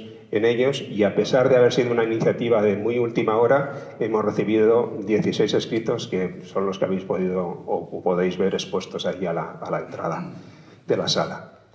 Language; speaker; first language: Spanish; native; Spanish